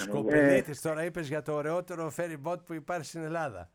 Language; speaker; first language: Greek; native; Greek